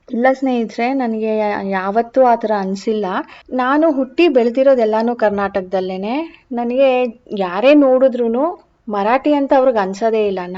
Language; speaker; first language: Kannada; non-native, local second language; Marathi